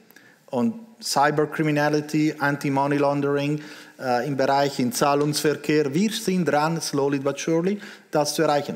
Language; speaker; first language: German; non-native, local second language; Italian